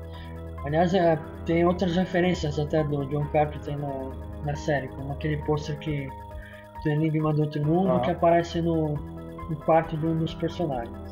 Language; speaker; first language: Portuguese; native; Portuguese